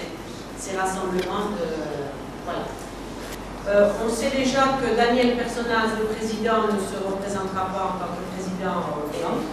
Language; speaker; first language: French; native; French